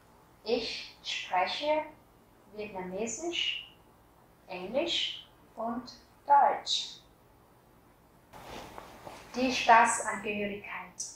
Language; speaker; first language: German; non-native, fluent; Vietnamese